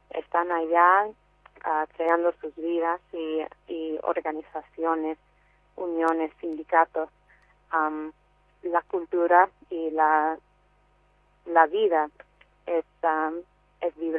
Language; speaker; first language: Spanish; non-native, fluent; English